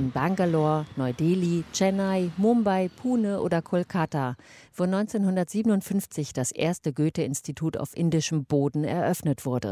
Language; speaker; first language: German; native; German